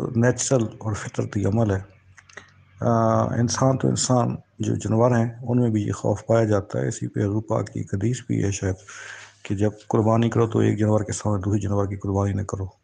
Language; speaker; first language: Urdu; native; Urdu